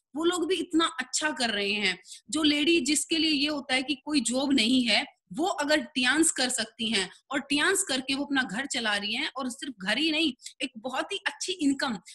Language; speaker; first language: Hindi; native; Hindi